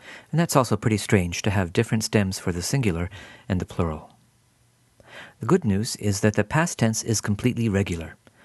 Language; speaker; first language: English; native; English